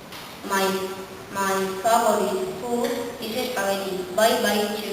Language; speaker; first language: English; non-native, learner; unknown